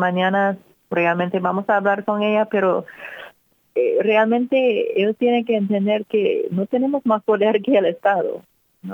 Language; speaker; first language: Spanish; non-native, fluent; English